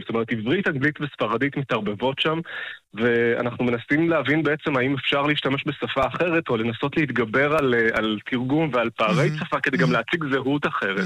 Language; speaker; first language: Hebrew; native; Hebrew